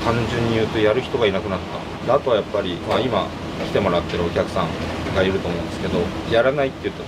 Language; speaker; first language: Japanese; native; Japanese